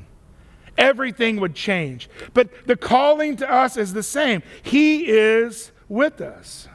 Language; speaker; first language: English; native; English